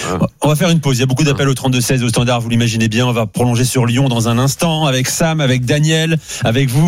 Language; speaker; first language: French; native; French